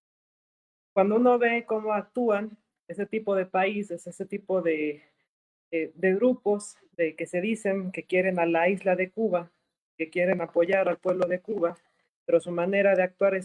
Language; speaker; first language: Spanish; native; Spanish